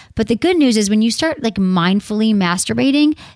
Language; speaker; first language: English; native; English